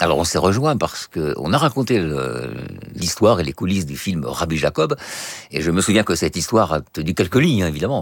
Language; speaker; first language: French; native; French